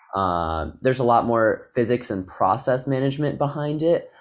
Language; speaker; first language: English; native; English